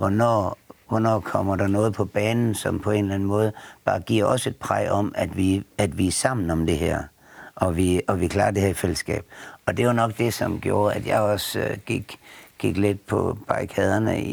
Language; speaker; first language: Danish; native; Danish